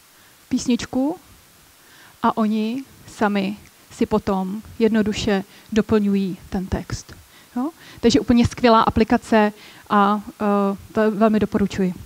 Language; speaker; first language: Czech; native; Czech